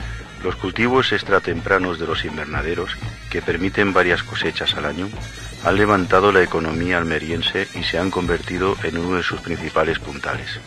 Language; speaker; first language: Spanish; native; Spanish